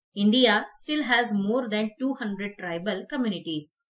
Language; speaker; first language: English; non-native, local second language; Kannada